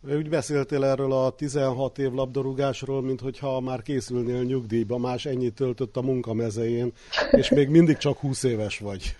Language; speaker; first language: Hungarian; native; Hungarian